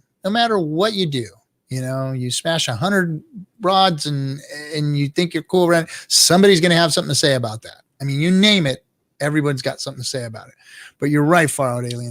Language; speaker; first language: English; native; English